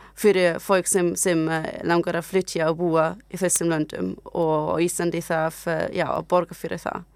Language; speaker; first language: Icelandic; non-native, learner; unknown